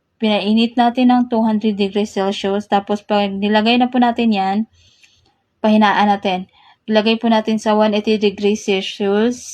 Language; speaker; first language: Filipino; non-native, local second language; Cebuano